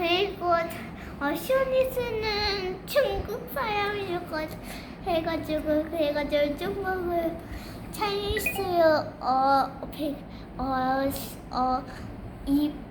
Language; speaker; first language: Korean; early bilingual, heritage; Korean